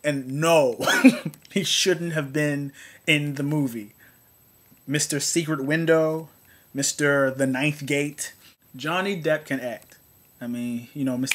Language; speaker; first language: English; native; English